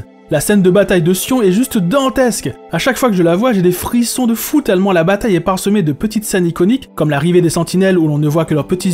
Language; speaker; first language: French; native; French